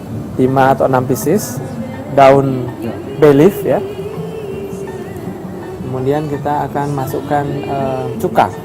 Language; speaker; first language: Indonesian; native; Indonesian